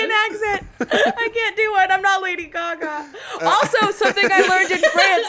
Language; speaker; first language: English; native; English